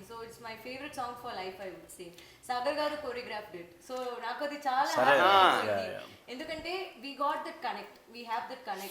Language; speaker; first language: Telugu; non-native, learner; Tamil